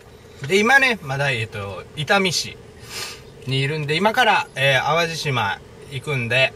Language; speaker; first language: Japanese; native; Japanese